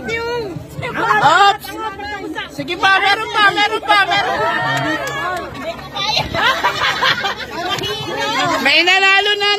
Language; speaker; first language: Filipino; non-native, local second language; Cebuano